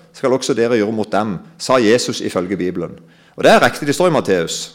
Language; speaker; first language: Norwegian; native; Norwegian